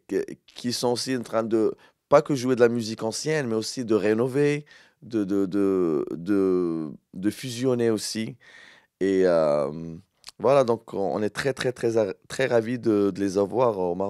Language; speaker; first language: French; non-native, local second language; Arabic